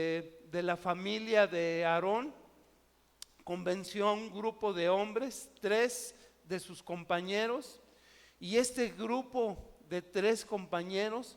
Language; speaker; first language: Spanish; native; Spanish